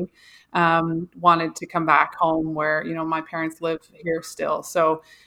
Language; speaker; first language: English; native; English